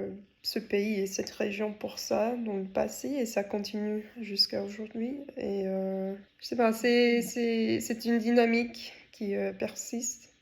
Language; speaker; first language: French; non-native, fluent; English